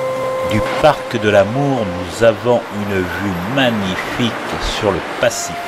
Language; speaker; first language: French; native; French